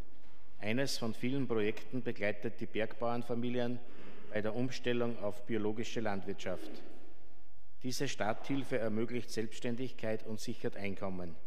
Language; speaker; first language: German; native; German